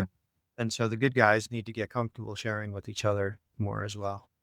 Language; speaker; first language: English; native; English